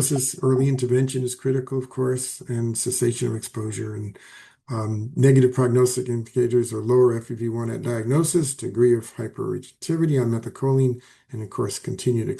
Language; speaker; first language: English; native; English